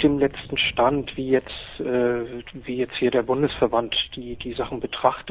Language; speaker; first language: German; native; German